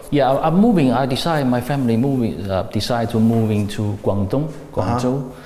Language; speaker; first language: English; non-native, learner; Chinese